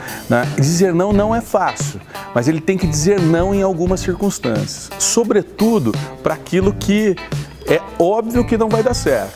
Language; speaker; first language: Portuguese; native; Portuguese